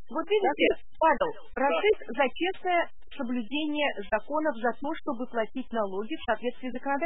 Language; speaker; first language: Russian; native; Russian